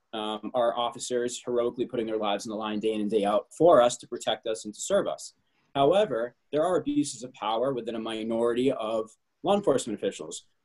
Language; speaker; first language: English; native; English